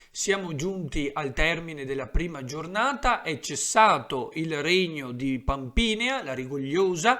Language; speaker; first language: Italian; native; Italian